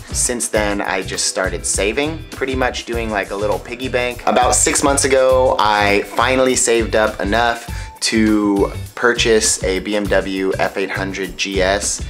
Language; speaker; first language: English; native; English